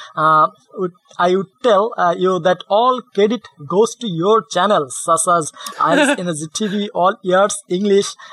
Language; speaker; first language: English; non-native, learner; Bangla